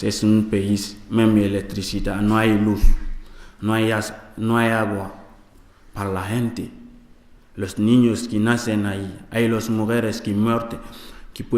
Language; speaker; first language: Spanish; non-native, learner; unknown